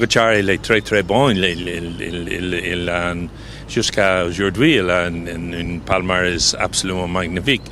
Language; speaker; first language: French; non-native, fluent; English